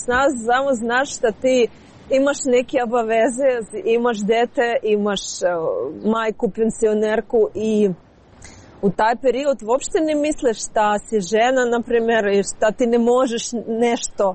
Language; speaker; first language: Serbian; non-native, learner; Ukrainian